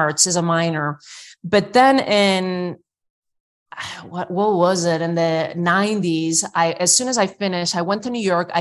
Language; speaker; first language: English; non-native, fluent; Spanish